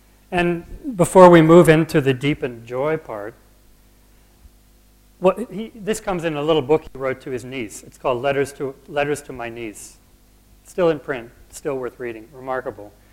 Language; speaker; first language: English; native; English